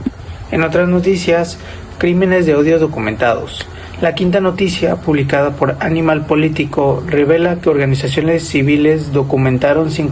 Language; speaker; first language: Spanish; native; Spanish